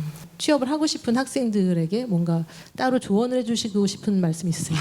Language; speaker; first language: Korean; native; Korean